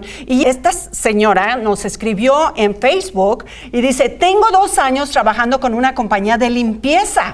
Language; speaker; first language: Spanish; native; Spanish